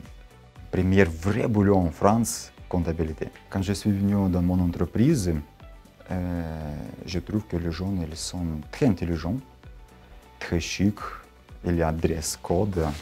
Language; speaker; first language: French; non-native, learner; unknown